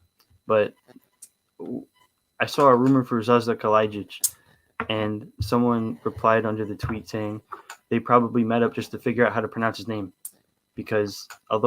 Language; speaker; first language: English; native; English